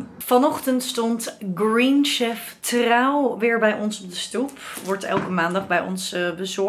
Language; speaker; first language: Dutch; native; Dutch